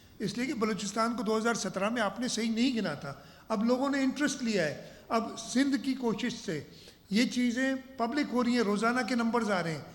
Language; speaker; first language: Urdu; non-native, local second language; Sindhi